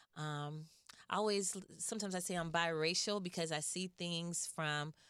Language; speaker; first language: English; native; English